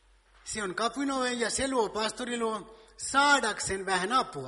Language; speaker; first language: Finnish; non-native, fluent; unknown